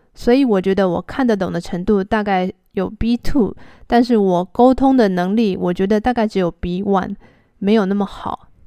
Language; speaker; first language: Chinese; native; Chinese